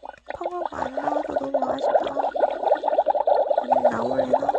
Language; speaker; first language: Korean; native; Korean